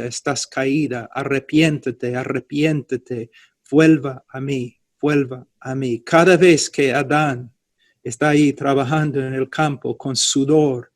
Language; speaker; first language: Spanish; non-native, fluent; English